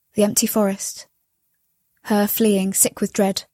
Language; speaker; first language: English; native; English